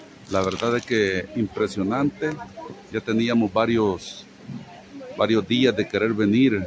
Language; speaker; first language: Spanish; native; Spanish